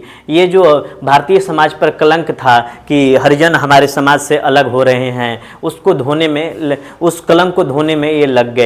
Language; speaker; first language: Hindi; native; Hindi